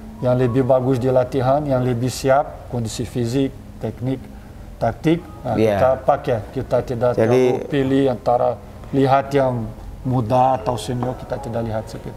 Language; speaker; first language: Indonesian; non-native, fluent; Portuguese